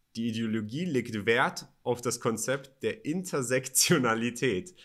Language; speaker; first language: German; native; German